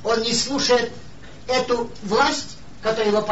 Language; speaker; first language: Polish; non-native, learner; Russian